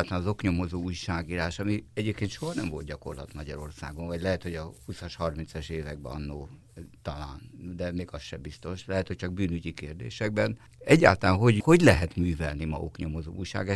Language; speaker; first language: Hungarian; native; Hungarian